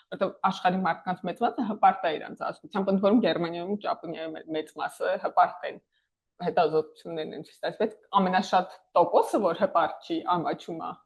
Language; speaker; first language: Armenian; native; Armenian